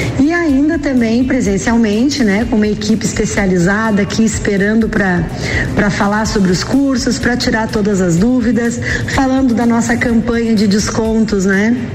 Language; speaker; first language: Portuguese; native; Portuguese